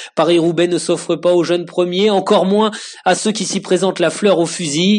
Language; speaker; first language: French; native; French